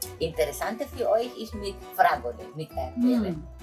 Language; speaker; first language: German; non-native, fluent; Italian